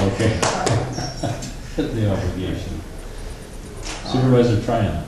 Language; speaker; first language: English; native; English